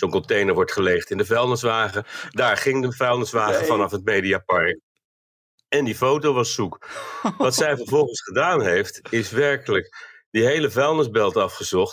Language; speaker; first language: Dutch; native; Dutch